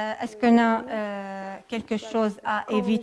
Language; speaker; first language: French; non-native, fluent; Arabic